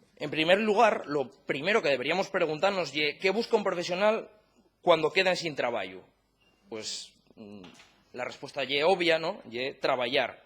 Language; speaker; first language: Asturian; native; Asturian